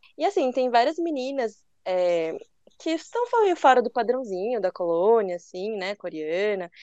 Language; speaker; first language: Portuguese; early bilingual, other home language; Korean